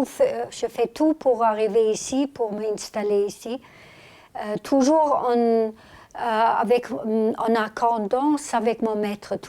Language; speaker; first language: French; non-native, fluent; German